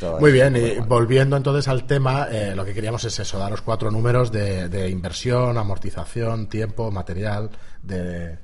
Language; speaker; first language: Spanish; native; Spanish